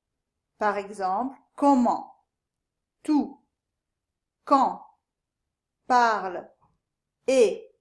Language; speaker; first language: French; non-native, fluent; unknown